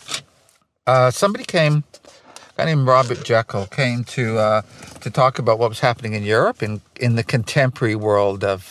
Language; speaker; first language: English; native; English